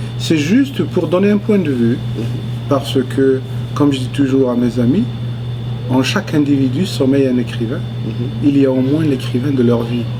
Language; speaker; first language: French; non-native, local second language; Arabic